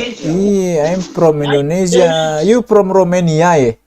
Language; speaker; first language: English; non-native, learner; Indonesian